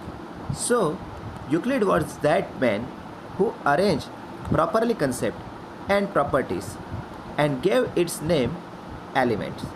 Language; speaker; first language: English; non-native, local second language; Gujarati